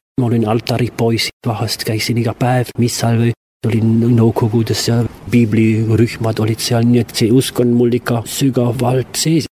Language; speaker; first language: Estonian; non-native, fluent; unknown